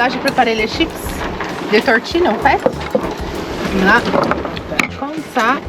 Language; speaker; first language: French; non-native, fluent; Portuguese